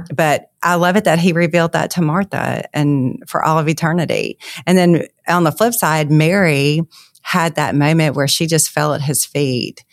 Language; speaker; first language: English; native; English